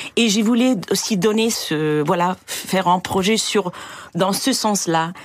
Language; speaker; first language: French; non-native, fluent; Italian